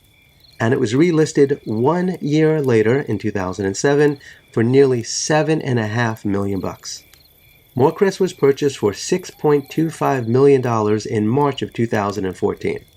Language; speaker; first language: English; native; English